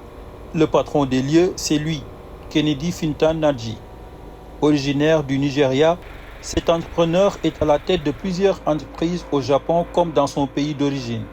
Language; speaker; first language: French; native; French